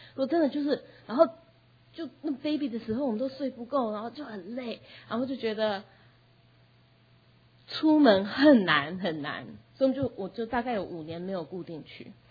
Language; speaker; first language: Chinese; early bilingual, heritage; Chinese